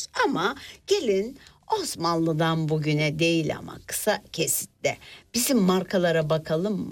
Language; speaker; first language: Turkish; native; Turkish